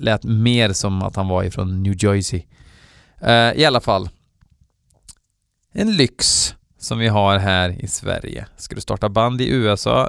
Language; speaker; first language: Swedish; native; Swedish